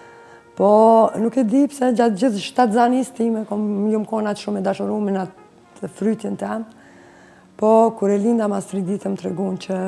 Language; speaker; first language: Albanian; native; Albanian